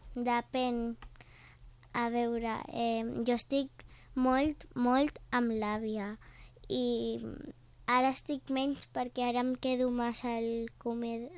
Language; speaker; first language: Catalan; non-native, local second language; Spanish